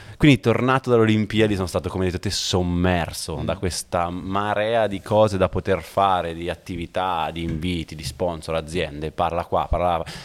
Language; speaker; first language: Italian; native; Italian